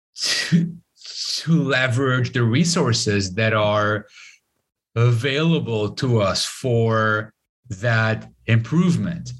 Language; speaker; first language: English; non-native, fluent; Arabic